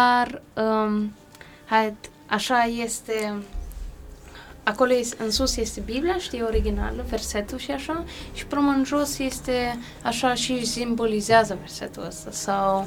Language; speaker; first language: Romanian; early bilingual, heritage; Romanian